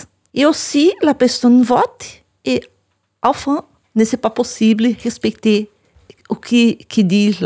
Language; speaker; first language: French; non-native, learner; Portuguese